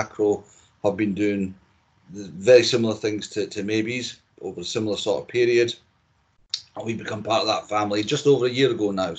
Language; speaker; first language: English; native; English